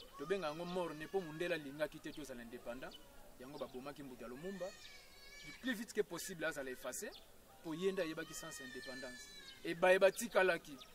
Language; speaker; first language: Lingala; non-native, local second language; Kongo